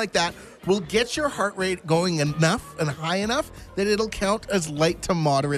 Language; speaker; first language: English; native; English